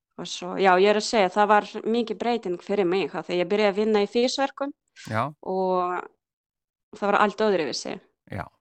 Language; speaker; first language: Icelandic; non-native, learner; Ukrainian